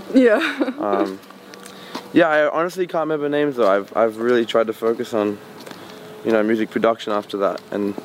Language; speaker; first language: English; native; English